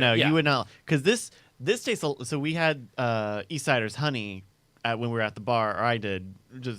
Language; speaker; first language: English; native; English